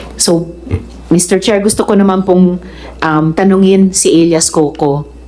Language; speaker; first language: Filipino; native; Filipino